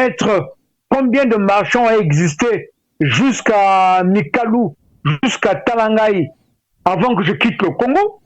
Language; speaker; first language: French; non-native, local second language; Lingala